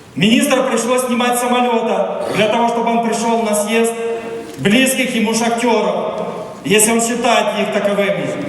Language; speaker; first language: Russian; non-native, local second language; Ukrainian